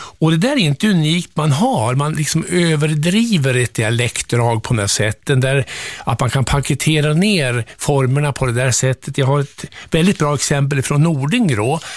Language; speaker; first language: Swedish; native; Swedish